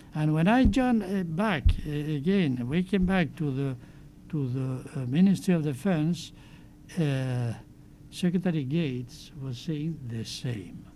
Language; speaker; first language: English; non-native, fluent; Spanish